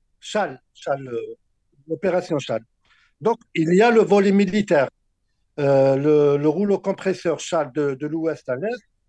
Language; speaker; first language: French; non-native, local second language; Arabic